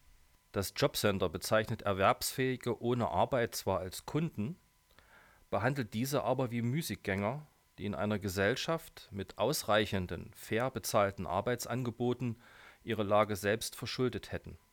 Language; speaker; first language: German; native; German